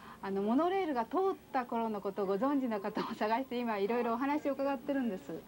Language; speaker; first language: Japanese; native; Japanese